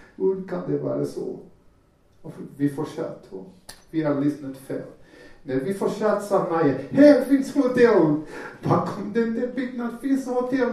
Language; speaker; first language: Swedish; non-native, fluent; Portuguese